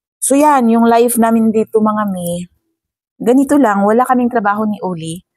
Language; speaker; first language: Filipino; non-native, local second language; Cebuano